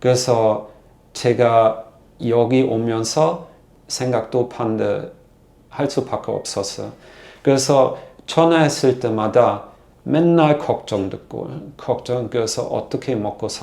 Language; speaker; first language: Korean; non-native, learner; German